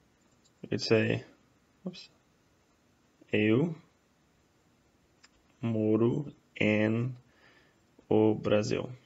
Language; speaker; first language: Portuguese; non-native, fluent; English